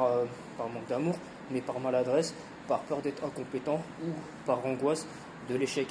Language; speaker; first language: French; native; French